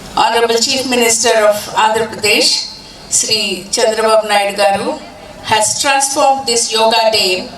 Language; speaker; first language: English; non-native, local second language; Telugu